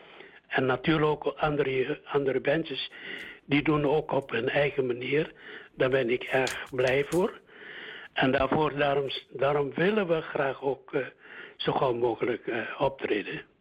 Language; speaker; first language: Dutch; early bilingual, other home language; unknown